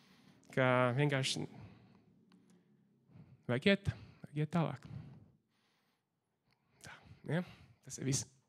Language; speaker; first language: Latvian; native; Latvian